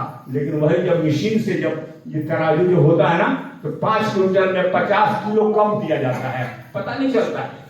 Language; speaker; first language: Hindi; native; Hindi